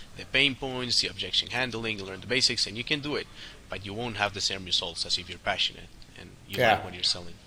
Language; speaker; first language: English; non-native, fluent; Spanish